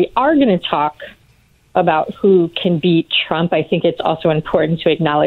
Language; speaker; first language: English; native; English